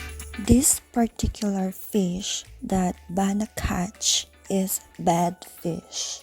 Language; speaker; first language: English; non-native, learner; Filipino